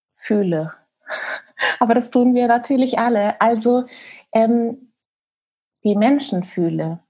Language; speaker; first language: German; native; German